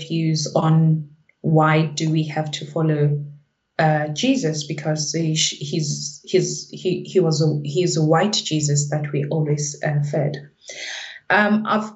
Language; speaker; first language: English; non-native, local second language; Zulu